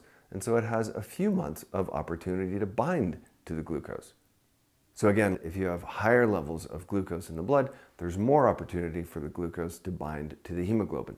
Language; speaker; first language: English; native; English